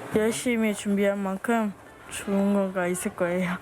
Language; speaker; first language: Korean; non-native, fluent; Filipino